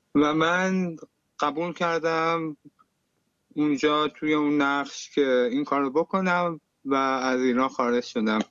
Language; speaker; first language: Persian; native; Persian